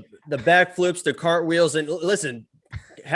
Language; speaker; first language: English; native; English